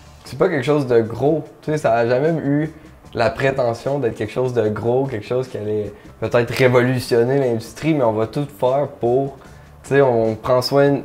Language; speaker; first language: French; native; French